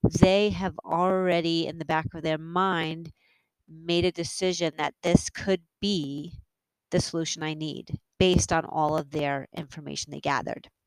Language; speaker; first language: English; native; English